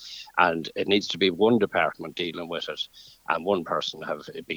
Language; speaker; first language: English; native; English